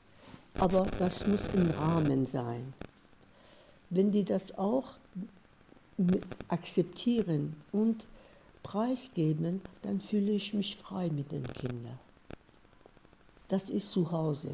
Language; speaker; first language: German; non-native, fluent; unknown